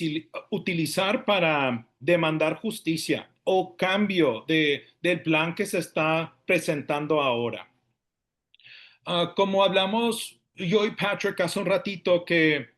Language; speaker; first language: Spanish; early bilingual, heritage; Spanish